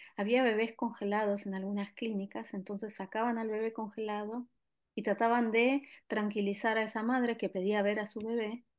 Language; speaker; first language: Spanish; native; Spanish